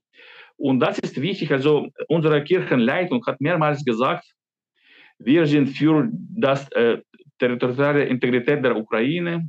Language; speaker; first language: German; non-native, fluent; Ukrainian